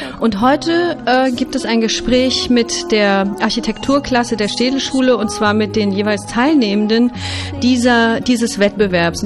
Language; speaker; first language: German; native; German